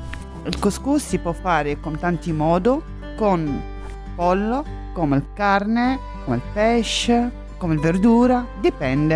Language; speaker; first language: Italian; non-native, local second language; Arabic